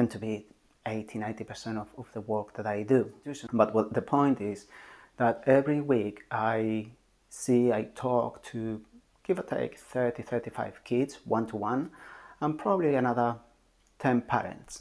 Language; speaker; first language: English; non-native, fluent; Spanish